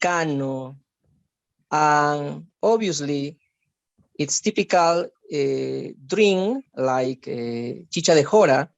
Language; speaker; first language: English; non-native, learner; Spanish